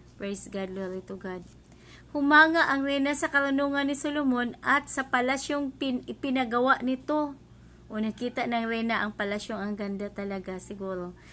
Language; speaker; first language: Filipino; non-native, local second language; Cebuano